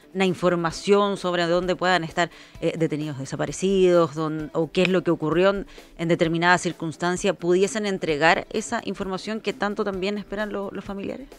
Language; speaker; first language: Spanish; native; Spanish